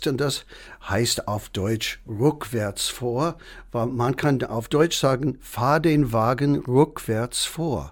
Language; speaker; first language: German; non-native, fluent; English